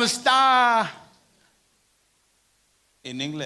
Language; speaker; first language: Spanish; non-native, learner; English